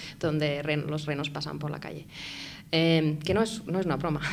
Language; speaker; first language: Spanish; non-native, fluent; Finnish